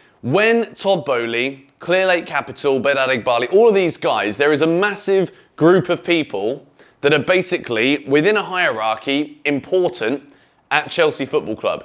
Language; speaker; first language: English; native; English